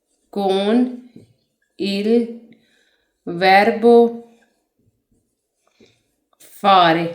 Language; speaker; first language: Italian; non-native, fluent; Urdu